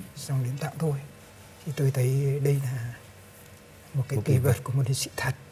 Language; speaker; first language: Vietnamese; native; Vietnamese